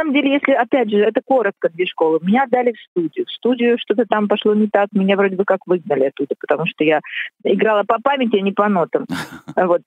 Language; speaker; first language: Russian; native; Russian